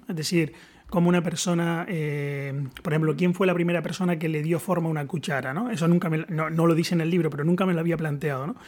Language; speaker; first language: Spanish; native; Spanish